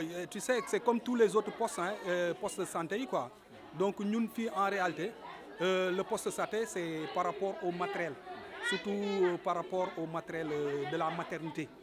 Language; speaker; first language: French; non-native, local second language; Wolof